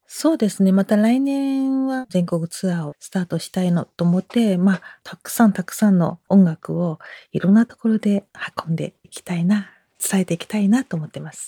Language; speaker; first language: Japanese; non-native, fluent; Chinese